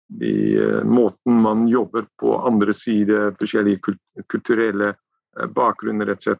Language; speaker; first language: Norwegian; non-native, fluent; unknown